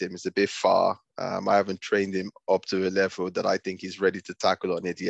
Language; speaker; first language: English; non-native, local second language; Yoruba